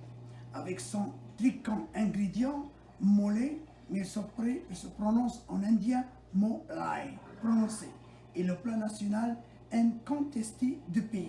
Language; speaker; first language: French; non-native, local second language; Arabic